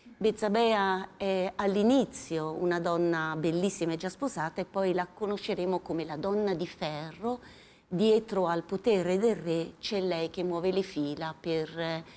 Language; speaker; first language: Italian; native; Italian